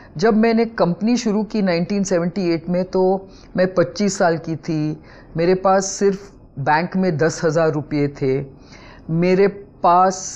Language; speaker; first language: Hindi; non-native, local second language; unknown